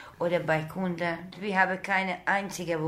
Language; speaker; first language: German; non-native, learner; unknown